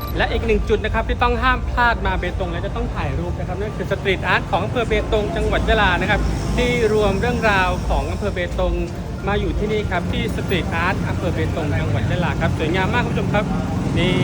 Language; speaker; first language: Thai; native; Thai